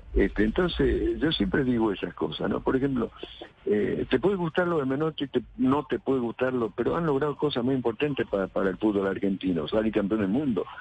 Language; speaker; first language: Spanish; native; Spanish